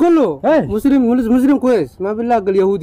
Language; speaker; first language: Arabic; non-native, learner; Oromo